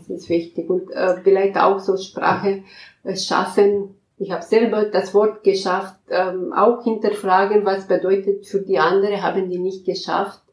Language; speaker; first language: German; non-native, fluent; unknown